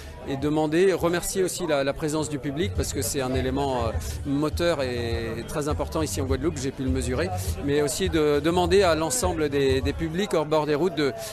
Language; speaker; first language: French; native; French